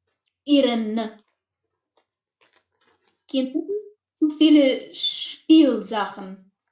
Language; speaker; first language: German; non-native, learner; Macedonian